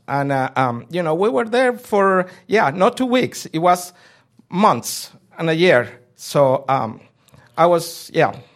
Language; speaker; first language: English; non-native, fluent; Spanish